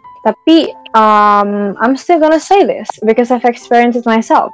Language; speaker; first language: English; non-native, fluent; Indonesian